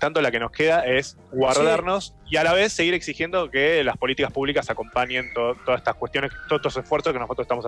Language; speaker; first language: Spanish; native; Spanish